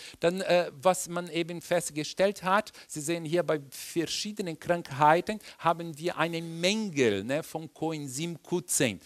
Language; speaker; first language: German; non-native, fluent; Portuguese